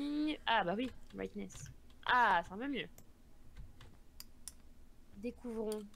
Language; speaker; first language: French; native; French